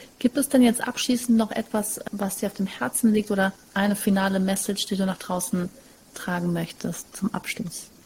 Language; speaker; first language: German; native; German